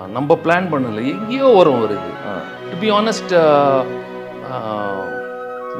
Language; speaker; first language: Tamil; non-native, local second language; Telugu